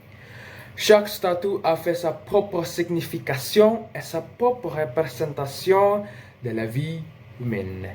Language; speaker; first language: French; non-native, learner; Indonesian